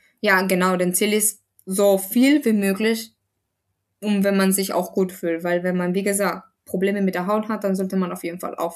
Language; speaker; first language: German; non-native, fluent; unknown